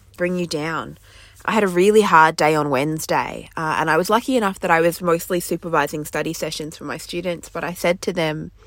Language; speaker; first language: English; native; English